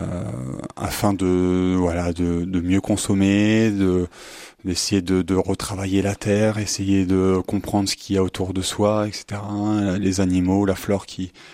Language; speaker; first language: French; native; French